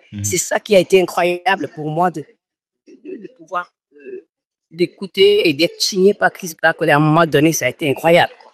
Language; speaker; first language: French; non-native, local second language; Fon